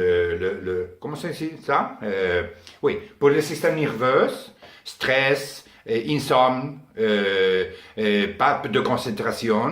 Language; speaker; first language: French; non-native, learner; Spanish